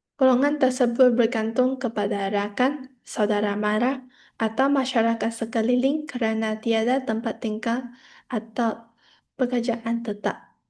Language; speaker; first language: Malay; non-native, local second language; Chinese